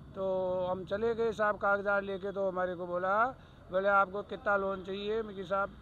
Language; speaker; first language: Hindi; native; Hindi